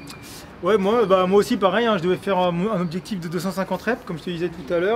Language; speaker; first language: French; native; French